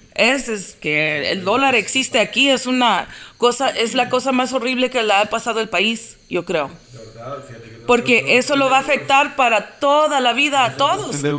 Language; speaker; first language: Spanish; early bilingual, heritage; Spanish